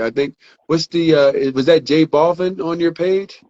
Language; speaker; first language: English; native; English